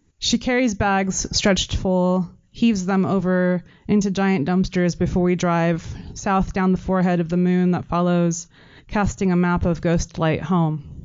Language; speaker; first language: English; native; English